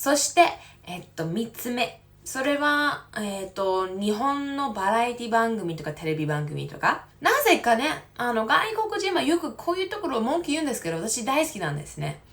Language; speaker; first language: Japanese; non-native, fluent; English